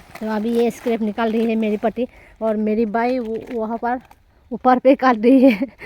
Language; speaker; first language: Hindi; non-native, local second language; Kok Borok